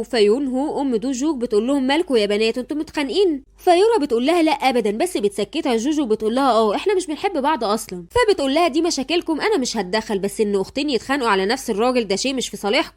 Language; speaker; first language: Arabic; native; Arabic